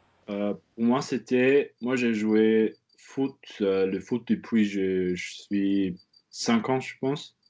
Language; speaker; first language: French; non-native, learner; German